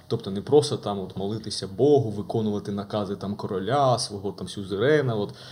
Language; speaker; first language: Ukrainian; native; Ukrainian